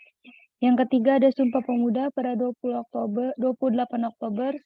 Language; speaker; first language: Indonesian; native; Indonesian